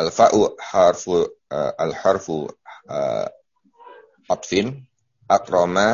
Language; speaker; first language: Arabic; non-native, learner; Indonesian